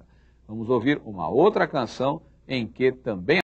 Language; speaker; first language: Portuguese; native; Portuguese